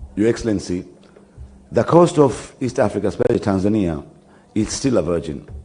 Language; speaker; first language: English; non-native, local second language; Swahili